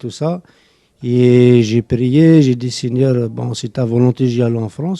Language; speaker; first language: French; non-native, local second language; Arabic